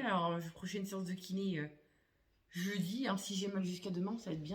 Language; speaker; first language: French; native; French